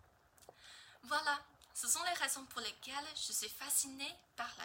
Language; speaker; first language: French; non-native, learner; Chinese